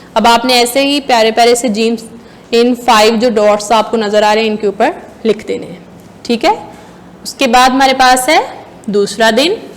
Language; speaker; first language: Hindi; non-native, local second language; Punjabi